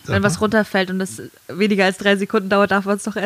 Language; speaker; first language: German; native; German